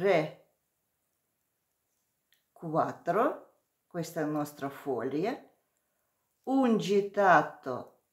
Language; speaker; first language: Italian; non-native, learner; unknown